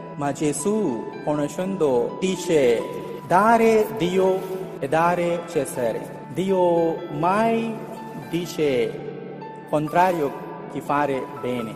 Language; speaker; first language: Italian; non-native, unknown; Telugu